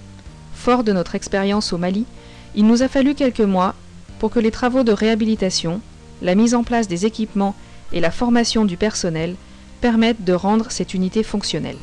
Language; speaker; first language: French; native; French